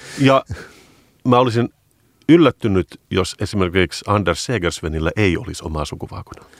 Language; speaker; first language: Finnish; native; Finnish